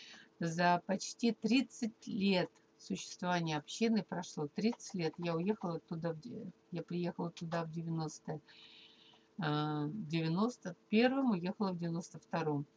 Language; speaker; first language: Russian; native; Russian